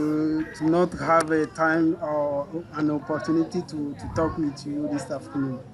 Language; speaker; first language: English; non-native, learner; French